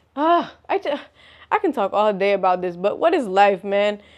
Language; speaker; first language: English; native; English